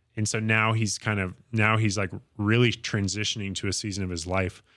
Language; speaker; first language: English; native; English